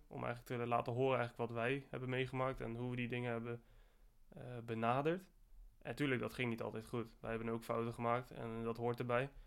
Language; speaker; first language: Dutch; native; Dutch